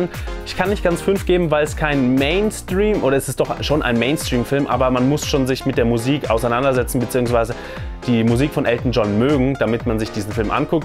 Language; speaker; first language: German; native; German